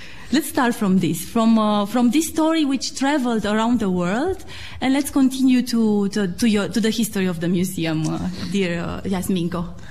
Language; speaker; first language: English; non-native, fluent; Romanian